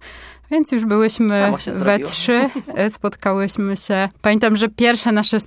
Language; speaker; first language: Polish; native; Polish